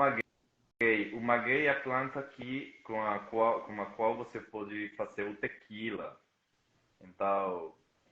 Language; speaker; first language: Portuguese; non-native, fluent; Spanish